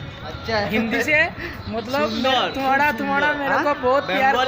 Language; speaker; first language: Hindi; non-native, local second language; Bangla